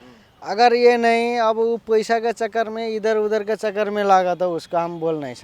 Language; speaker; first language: Hindi; non-native, learner; Nepali